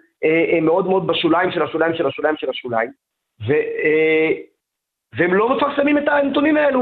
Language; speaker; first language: Hebrew; native; Hebrew